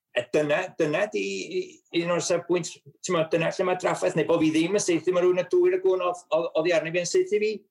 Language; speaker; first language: Welsh; native; Welsh